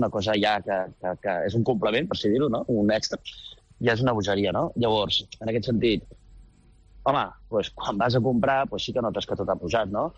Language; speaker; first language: Catalan; native; Catalan